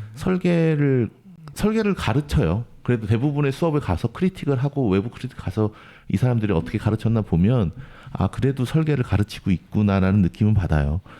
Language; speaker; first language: Korean; native; Korean